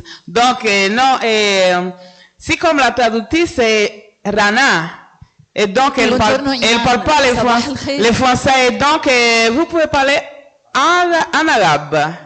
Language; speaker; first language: French; non-native, fluent; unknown